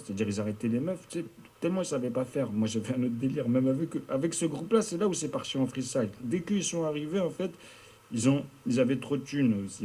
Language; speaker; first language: French; native; French